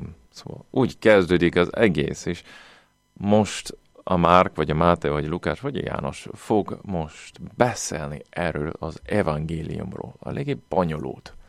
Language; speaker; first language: Hungarian; non-native, fluent; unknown